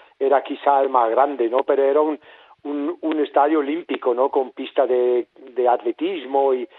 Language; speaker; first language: Spanish; non-native, fluent; German